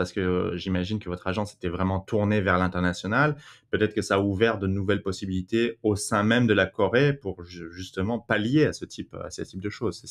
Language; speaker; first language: French; native; French